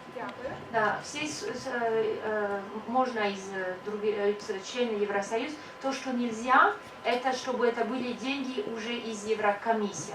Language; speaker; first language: Russian; non-native, learner; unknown